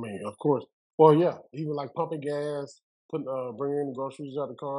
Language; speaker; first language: English; native; English